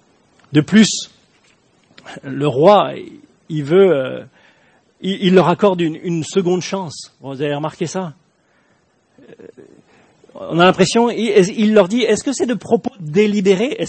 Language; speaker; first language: French; native; French